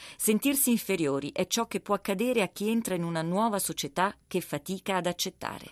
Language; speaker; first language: Italian; native; Italian